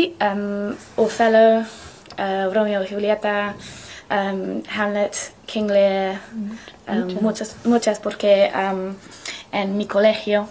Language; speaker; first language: Spanish; non-native, learner; English